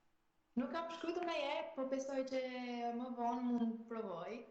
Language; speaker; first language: Albanian; early bilingual, heritage; Albanian